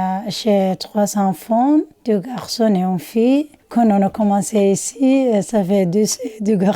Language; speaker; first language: French; non-native, learner; Somali